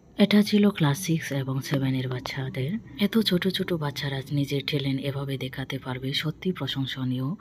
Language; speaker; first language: Bangla; non-native, local second language; Bodo